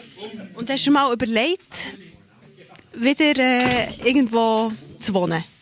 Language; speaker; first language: German; native; German